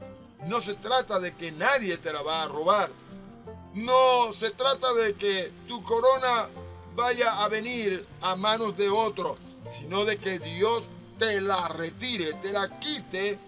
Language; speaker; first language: Spanish; native; Spanish